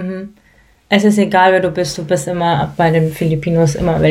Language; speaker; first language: German; early bilingual, other home language; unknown